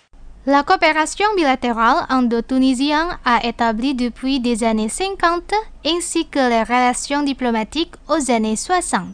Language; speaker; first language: French; non-native, fluent; Indonesian